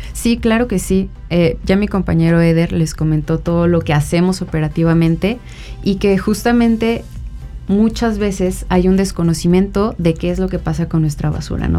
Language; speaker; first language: Spanish; native; Spanish